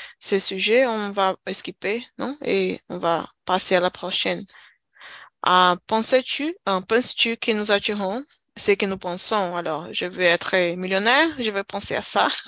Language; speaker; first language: French; non-native, learner; Portuguese